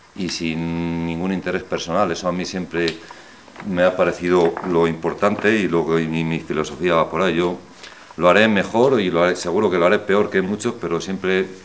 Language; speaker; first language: Spanish; native; Spanish